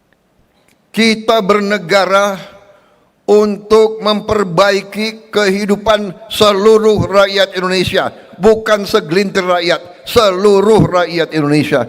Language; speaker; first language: Indonesian; native; Indonesian